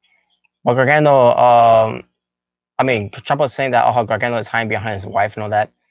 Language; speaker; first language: English; native; English